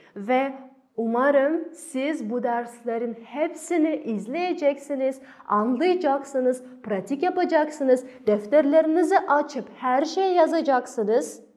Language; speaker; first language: Turkish; non-native, fluent; Kazakh